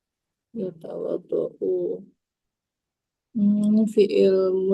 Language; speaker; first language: Arabic; non-native, learner; Indonesian